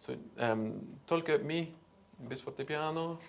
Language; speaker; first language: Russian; non-native, learner; English